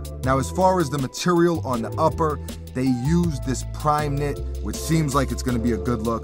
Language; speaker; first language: English; native; English